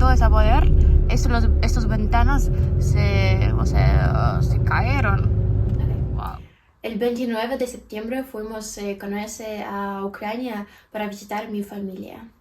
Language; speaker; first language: Spanish; non-native, fluent; Ukrainian